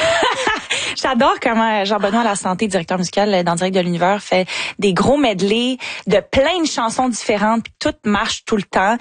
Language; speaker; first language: French; native; French